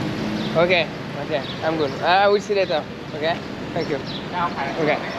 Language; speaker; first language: English; non-native, learner; French